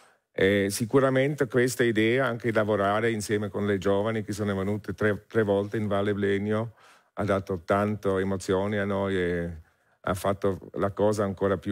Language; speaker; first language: Italian; non-native, learner; German